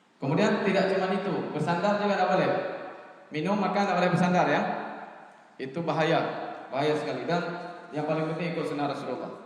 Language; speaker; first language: Malay; non-native, local second language; Achinese